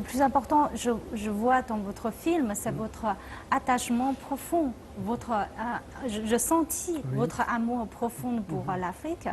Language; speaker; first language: French; non-native, fluent; Chinese